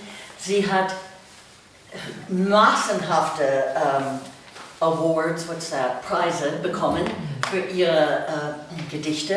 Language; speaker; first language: German; non-native, fluent; English